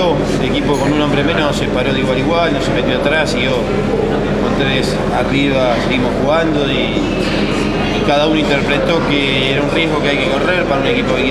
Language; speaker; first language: Spanish; native; Spanish